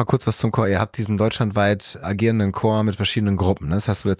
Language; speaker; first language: German; native; German